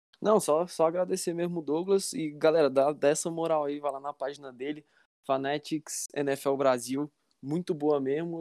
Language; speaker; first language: Portuguese; native; Portuguese